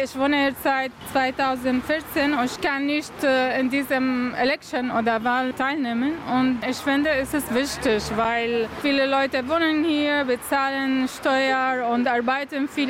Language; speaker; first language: German; non-native, learner; Arabic